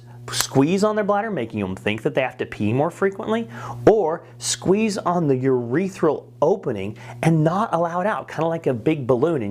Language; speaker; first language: English; native; English